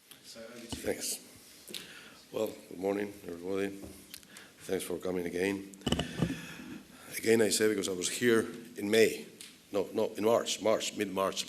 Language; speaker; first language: English; non-native, fluent; Spanish